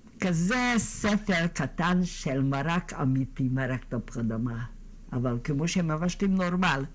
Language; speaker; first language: Hebrew; non-native, fluent; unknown